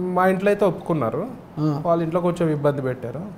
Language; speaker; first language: Telugu; native; Telugu